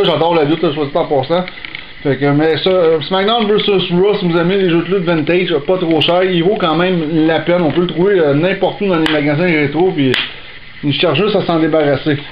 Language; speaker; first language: French; native; French